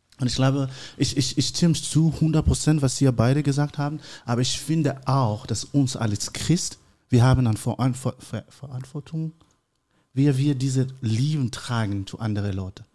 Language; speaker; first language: German; non-native, learner; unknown